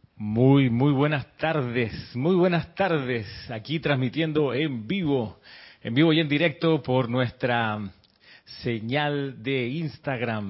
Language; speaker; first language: Spanish; native; Spanish